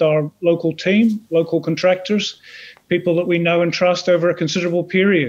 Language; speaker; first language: English; native; English